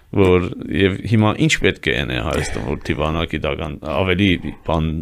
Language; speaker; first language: Armenian; early bilingual, heritage; Armenian